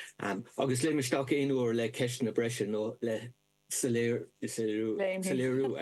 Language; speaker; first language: Irish; native; Irish